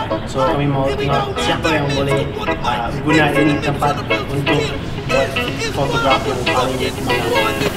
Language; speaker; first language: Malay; non-native, fluent; English